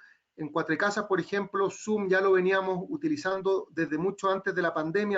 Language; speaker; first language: Spanish; native; Spanish